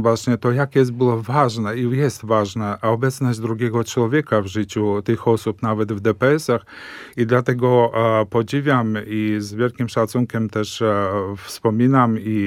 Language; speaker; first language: Polish; non-native, fluent; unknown